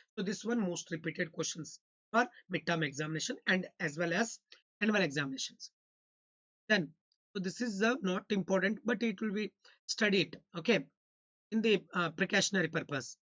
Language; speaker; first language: English; non-native, local second language; Kannada